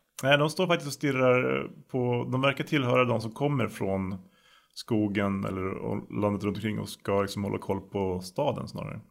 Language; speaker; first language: Swedish; native; Swedish